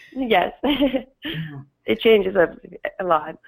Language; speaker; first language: English; non-native, fluent; Persian